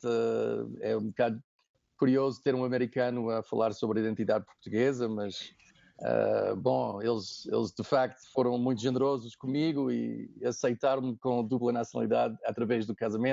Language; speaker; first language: Portuguese; non-native, fluent; English